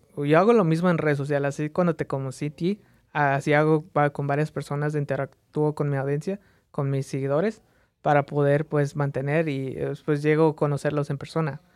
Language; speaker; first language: Spanish; early bilingual, heritage; Spanish